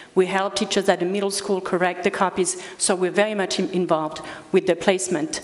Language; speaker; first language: English; early bilingual, other home language; Spanish